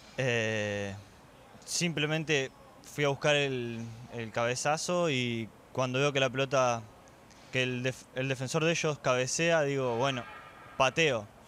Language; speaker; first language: Spanish; native; Spanish